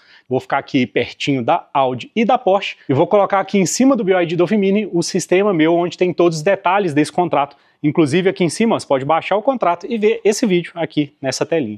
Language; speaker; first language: Portuguese; native; Portuguese